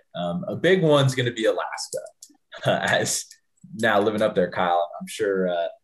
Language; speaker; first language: English; native; English